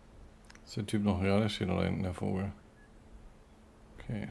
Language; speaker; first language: German; native; German